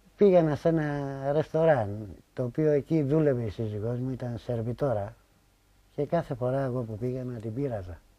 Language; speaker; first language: Greek; native; Greek